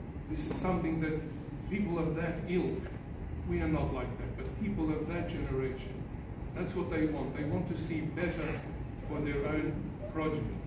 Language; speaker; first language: English; early bilingual, other home language; Russian